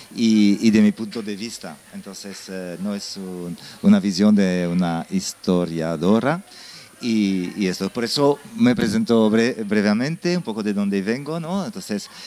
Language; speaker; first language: Spanish; non-native, fluent; French